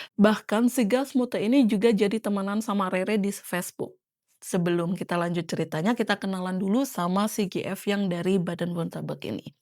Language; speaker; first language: Indonesian; native; Indonesian